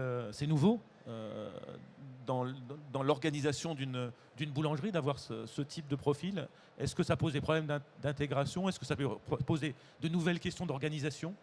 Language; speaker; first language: French; native; French